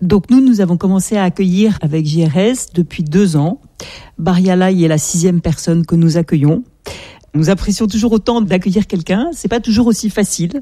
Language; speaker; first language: French; native; French